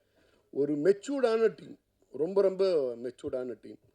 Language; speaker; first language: Tamil; native; Tamil